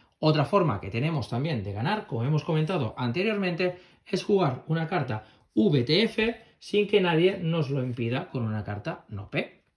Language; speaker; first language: Spanish; native; Spanish